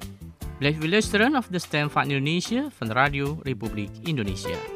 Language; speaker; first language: Dutch; non-native, fluent; Indonesian